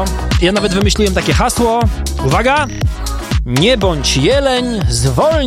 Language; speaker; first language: Polish; native; Polish